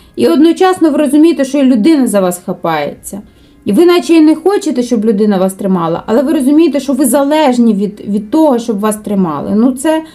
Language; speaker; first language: Ukrainian; non-native, local second language; Russian